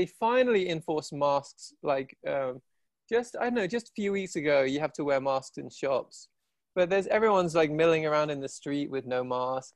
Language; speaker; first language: English; native; English